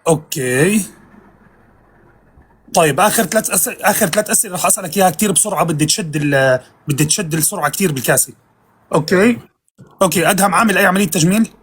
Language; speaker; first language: Arabic; native; Arabic